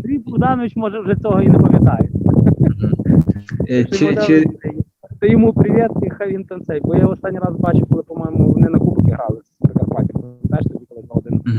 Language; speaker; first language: Ukrainian; native; Ukrainian